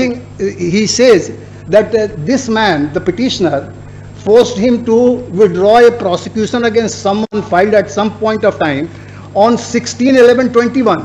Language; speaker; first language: English; non-native, local second language; Hindi